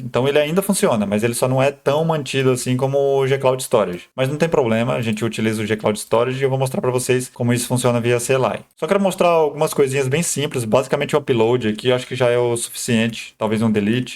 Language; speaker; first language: Portuguese; native; Portuguese